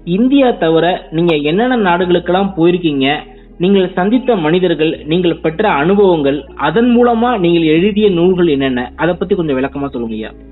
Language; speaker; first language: Tamil; native; Tamil